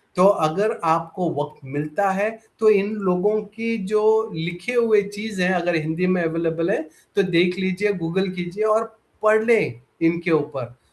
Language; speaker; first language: Hindi; non-native, local second language; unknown